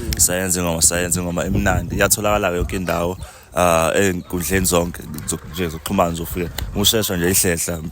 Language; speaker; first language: Zulu; native; Zulu